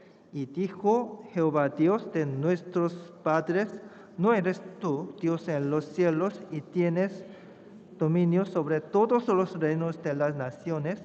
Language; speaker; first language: Spanish; non-native, fluent; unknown